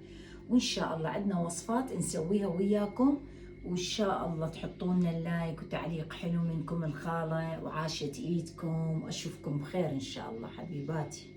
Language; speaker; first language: Arabic; native; Arabic